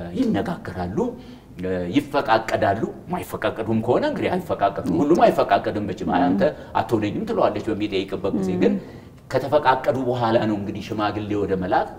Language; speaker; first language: Amharic; non-native, local second language; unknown